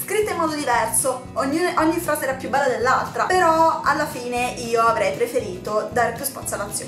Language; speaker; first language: Italian; native; Italian